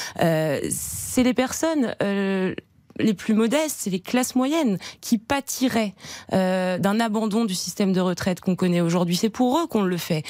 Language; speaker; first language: French; native; French